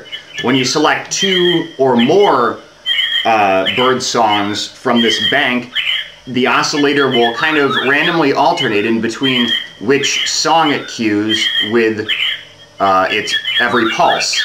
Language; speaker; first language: English; native; English